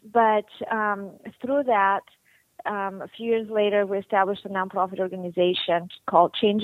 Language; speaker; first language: English; non-native, fluent; Bulgarian